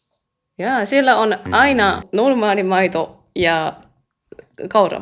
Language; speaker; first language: Finnish; non-native, learner; Japanese